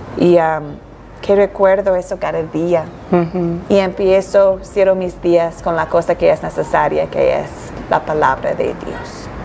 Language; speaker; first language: Spanish; non-native, fluent; English